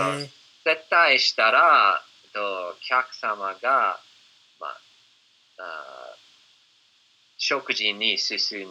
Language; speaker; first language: Japanese; non-native, fluent; English